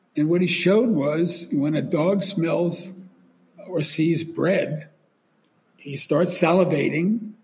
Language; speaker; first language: English; native; English